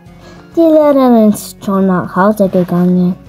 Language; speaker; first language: German; non-native, learner; Arabic